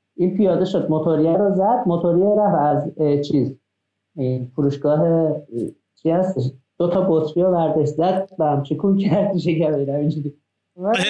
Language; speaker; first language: Persian; non-native, local second language; Azerbaijani